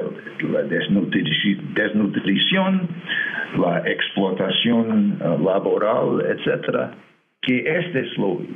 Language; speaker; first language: Spanish; non-native, fluent; English